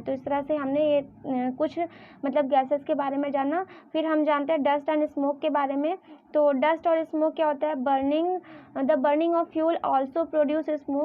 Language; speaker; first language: Hindi; native; Hindi